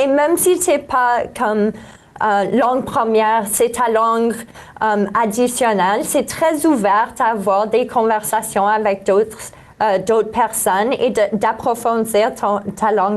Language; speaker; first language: French; native; French